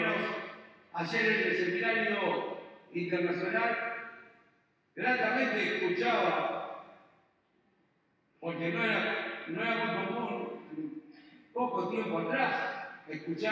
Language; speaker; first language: Spanish; native; Spanish